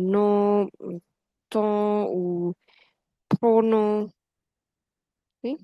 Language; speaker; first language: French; non-native, fluent; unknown